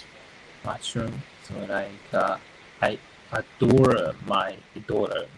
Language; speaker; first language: English; non-native, learner; Japanese